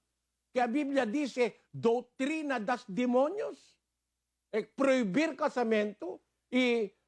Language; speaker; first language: Portuguese; non-native, learner; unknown